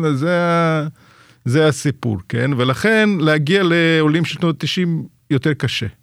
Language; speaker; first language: Hebrew; non-native, fluent; Russian